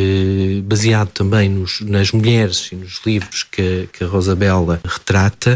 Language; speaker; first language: Portuguese; native; Portuguese